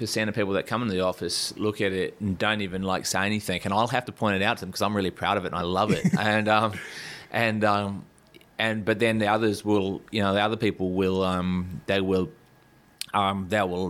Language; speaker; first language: English; native; English